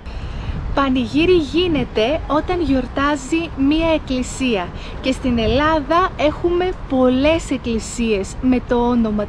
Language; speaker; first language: Greek; native; Greek